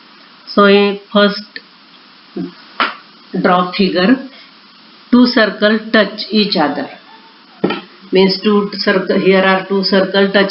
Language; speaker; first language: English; non-native, local second language; Marathi